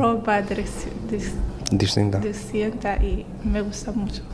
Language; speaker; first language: Spanish; non-native, learner; Somali